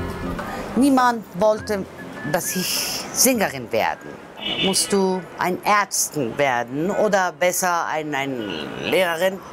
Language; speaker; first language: German; non-native, learner; Persian